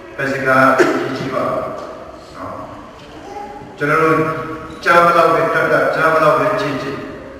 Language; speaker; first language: Burmese; non-native, local second language; Hakha Chin